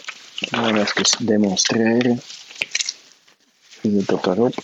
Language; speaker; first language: Dutch; native; Dutch